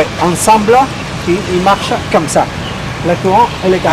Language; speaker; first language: French; non-native, fluent; Spanish